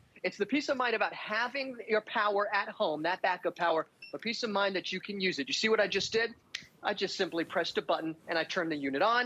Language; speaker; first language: English; native; English